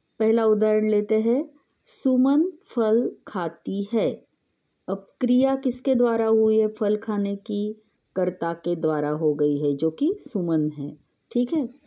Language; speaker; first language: Hindi; non-native, local second language; Marathi